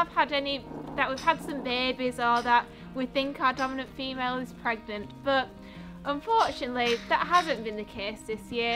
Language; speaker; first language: English; native; English